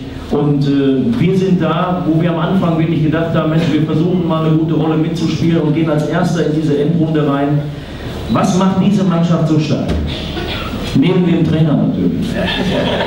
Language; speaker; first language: German; native; German